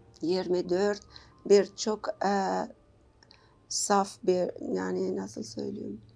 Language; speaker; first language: Turkish; non-native, learner; Persian